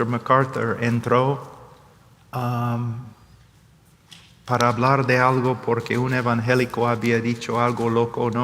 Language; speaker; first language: Spanish; non-native, fluent; English